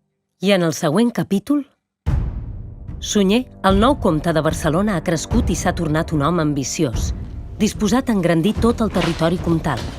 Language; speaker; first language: Catalan; native; Catalan